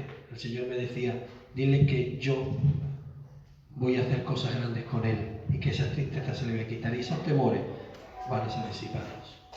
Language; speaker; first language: Spanish; native; Spanish